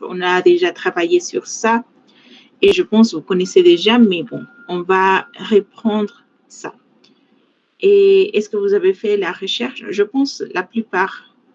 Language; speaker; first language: French; non-native, fluent; Spanish